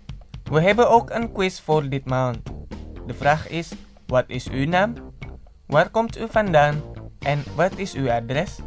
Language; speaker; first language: Dutch; non-native, fluent; Indonesian